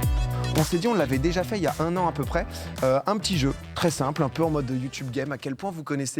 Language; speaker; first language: French; native; French